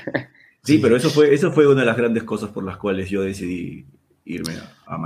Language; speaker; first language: Spanish; native; Spanish